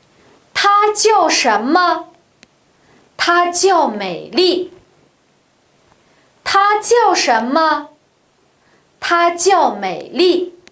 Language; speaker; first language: Chinese; non-native, local second language; Uyghur